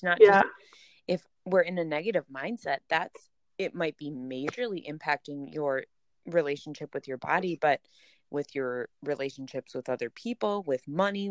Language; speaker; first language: English; native; English